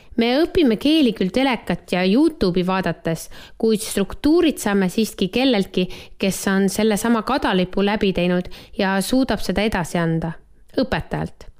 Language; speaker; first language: Estonian; native; Estonian